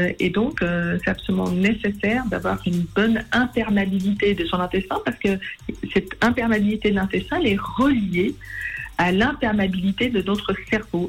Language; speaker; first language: French; native; French